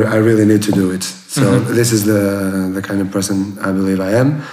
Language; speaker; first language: English; non-native, fluent; Portuguese